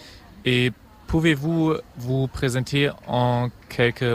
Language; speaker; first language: French; non-native, fluent; German